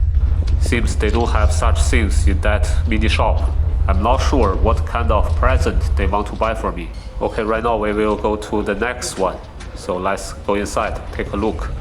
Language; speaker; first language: English; non-native, fluent; Chinese